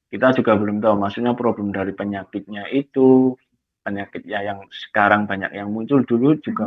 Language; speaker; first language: Malay; non-native, local second language; Javanese